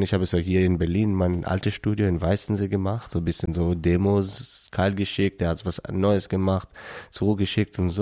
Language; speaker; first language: German; non-native, learner; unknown